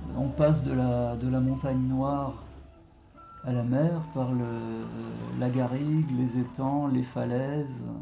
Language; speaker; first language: French; native; French